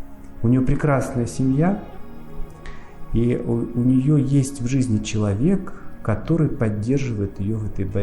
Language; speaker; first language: Russian; native; Russian